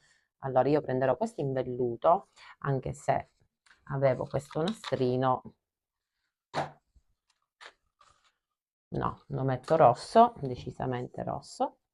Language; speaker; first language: Italian; native; Italian